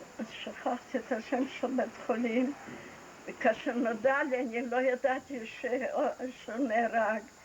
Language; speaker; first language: Hebrew; non-native, fluent; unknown